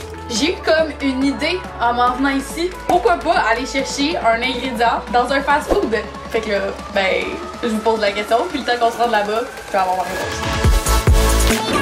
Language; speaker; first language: French; native; French